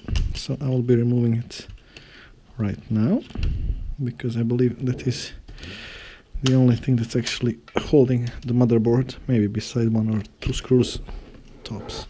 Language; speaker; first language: English; non-native, fluent; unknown